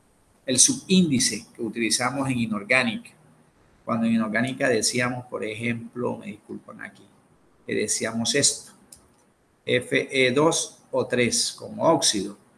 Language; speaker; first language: Spanish; native; Spanish